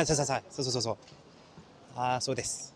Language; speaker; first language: Korean; native; Korean